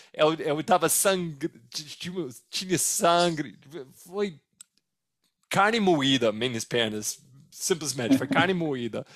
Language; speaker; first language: Portuguese; non-native, fluent; English